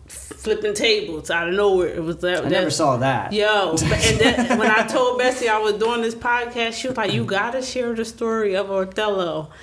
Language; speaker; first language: English; native; English